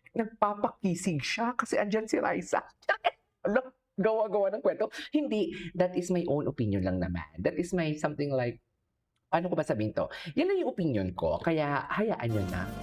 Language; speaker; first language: Filipino; non-native, local second language; Hiligaynon